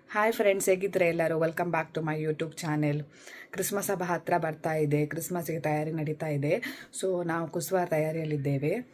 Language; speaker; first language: Kannada; non-native, local second language; Konkani